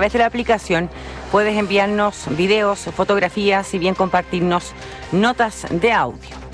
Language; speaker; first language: Spanish; native; Spanish